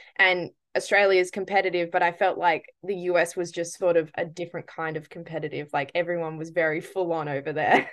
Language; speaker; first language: English; native; English